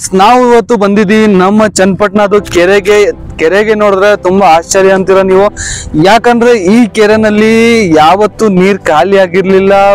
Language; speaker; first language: Kannada; non-native, local second language; Urdu